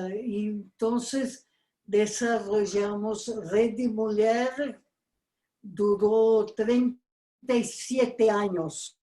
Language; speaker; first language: Spanish; non-native, fluent; Portuguese